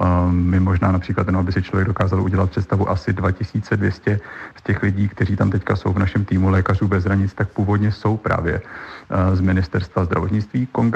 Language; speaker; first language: Czech; native; Czech